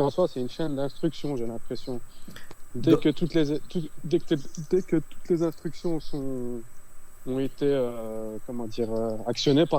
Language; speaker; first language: French; native; French